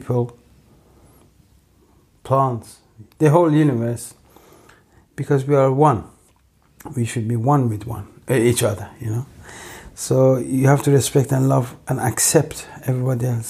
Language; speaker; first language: English; non-native, fluent; Persian